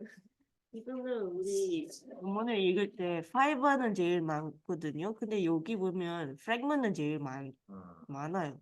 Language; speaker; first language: Korean; non-native, fluent; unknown